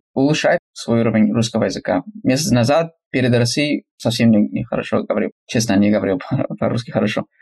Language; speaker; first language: Russian; non-native, fluent; Spanish